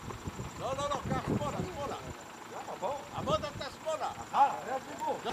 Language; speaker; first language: Hebrew; native; Hebrew